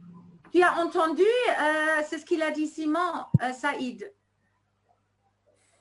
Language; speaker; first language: French; non-native, fluent; German